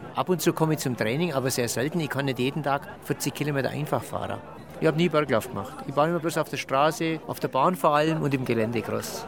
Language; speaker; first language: German; native; German